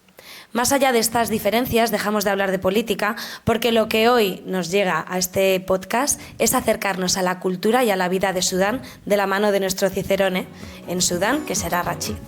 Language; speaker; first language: Spanish; native; Spanish